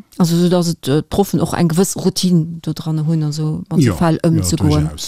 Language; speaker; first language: Luxembourgish; native; Luxembourgish